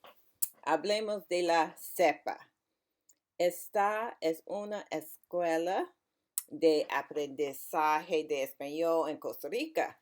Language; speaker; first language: Spanish; non-native, learner; English